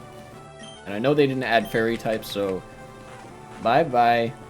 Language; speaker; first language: English; native; English